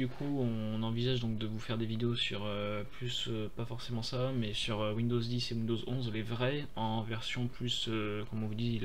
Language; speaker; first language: French; native; French